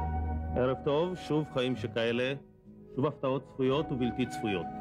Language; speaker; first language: Hebrew; native; Hebrew